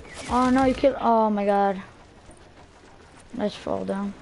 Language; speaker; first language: English; early bilingual, other home language; Spanish